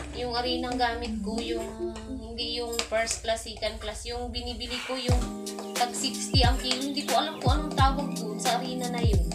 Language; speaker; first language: Filipino; non-native, local second language; Cebuano